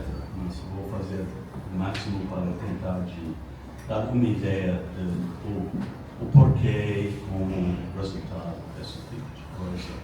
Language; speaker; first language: Portuguese; non-native, fluent; English